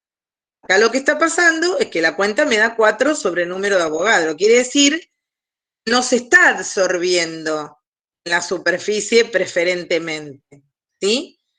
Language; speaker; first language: Spanish; native; Spanish